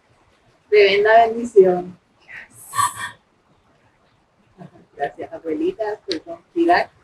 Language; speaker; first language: Spanish; early bilingual, heritage; English